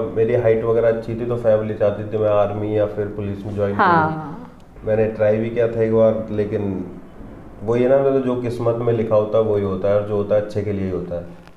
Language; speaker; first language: Hindi; non-native, local second language; Haryanvi